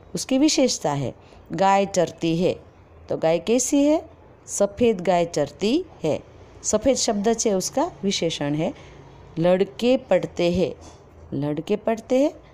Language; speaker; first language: Hindi; non-native, local second language; Gujarati